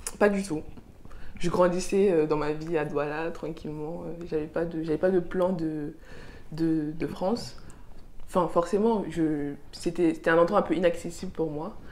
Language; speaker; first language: French; native; French